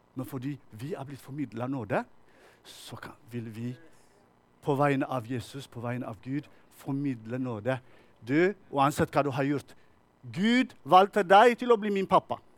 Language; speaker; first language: Norwegian; non-native, fluent; Tigrinya